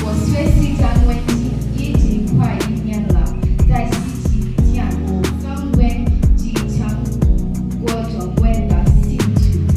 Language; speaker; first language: Chinese; non-native, learner; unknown